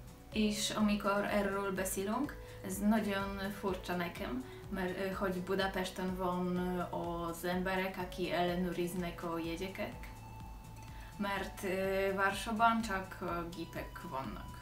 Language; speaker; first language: Hungarian; non-native, learner; Polish